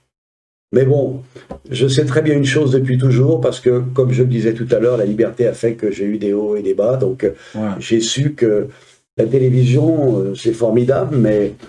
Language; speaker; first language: French; native; French